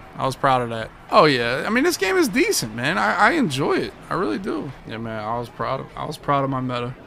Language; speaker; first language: English; native; English